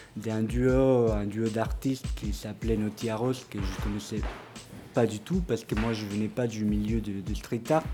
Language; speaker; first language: French; non-native, fluent; Spanish